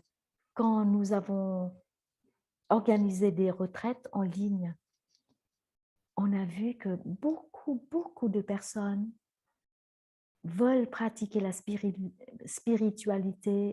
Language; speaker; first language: French; non-native, fluent; Vietnamese